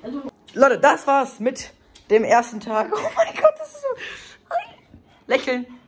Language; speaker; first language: German; native; German